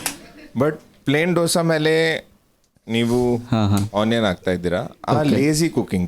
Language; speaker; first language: Kannada; non-native, local second language; Punjabi